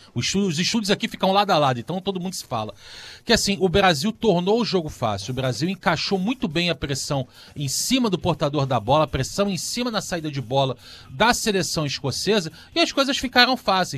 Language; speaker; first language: Portuguese; native; Portuguese